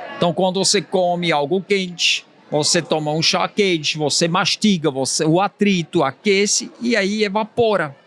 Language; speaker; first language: Portuguese; non-native, fluent; Swiss German